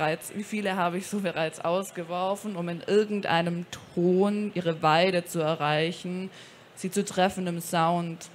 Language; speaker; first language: German; native; German